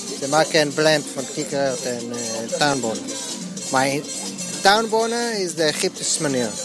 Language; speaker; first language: Dutch; non-native, learner; Hebrew